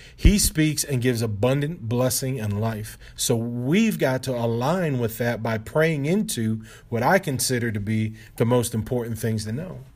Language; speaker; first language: English; native; English